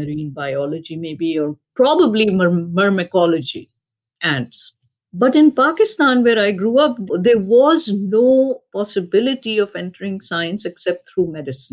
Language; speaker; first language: English; non-native, local second language; Urdu